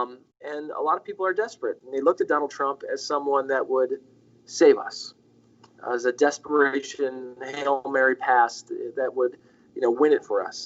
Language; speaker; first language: English; native; English